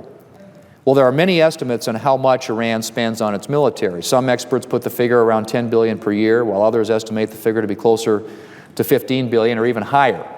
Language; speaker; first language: English; native; English